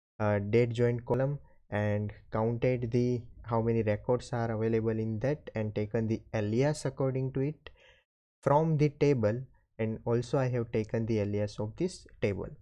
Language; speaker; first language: English; non-native, local second language; Gujarati